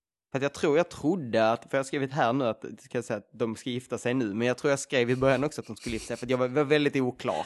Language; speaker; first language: Swedish; native; Swedish